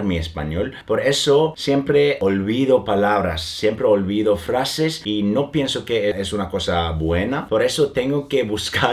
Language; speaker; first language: Spanish; non-native, learner; German